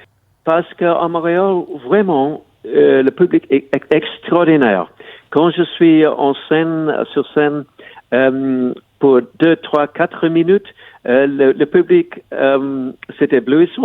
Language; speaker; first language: French; non-native, learner; English